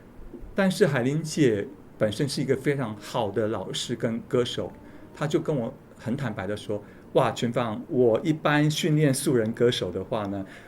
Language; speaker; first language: Chinese; native; Chinese